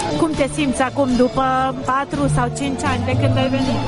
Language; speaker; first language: Romanian; native; Romanian